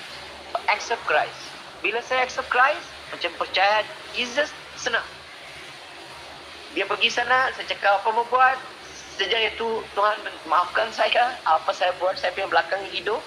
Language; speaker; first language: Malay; non-native, learner; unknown